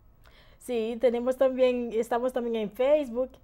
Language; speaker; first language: Spanish; non-native, fluent; Haitian Creole